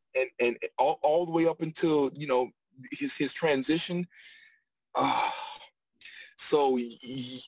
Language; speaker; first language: English; native; English